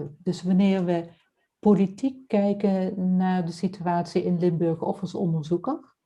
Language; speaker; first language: Dutch; native; Dutch